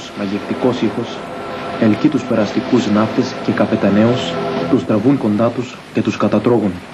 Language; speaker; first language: Greek; early bilingual, heritage; Greek